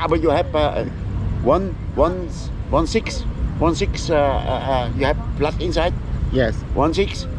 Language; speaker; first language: English; non-native, learner; German